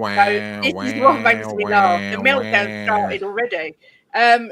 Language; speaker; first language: English; native; English